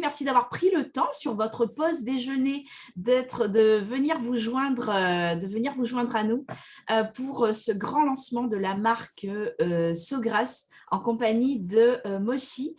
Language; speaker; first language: French; native; French